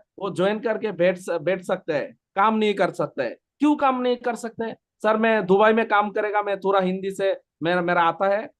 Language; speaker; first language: Hindi; non-native, learner; Bangla